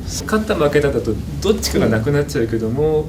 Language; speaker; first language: Japanese; native; Japanese